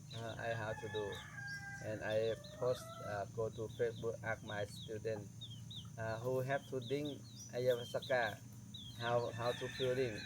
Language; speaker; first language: English; non-native, learner; Thai